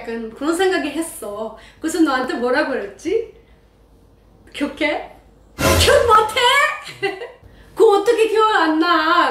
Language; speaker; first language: Korean; non-native, learner; Persian